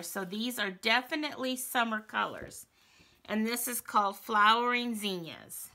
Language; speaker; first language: English; native; English